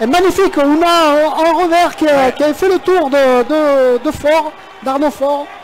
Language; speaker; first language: French; native; French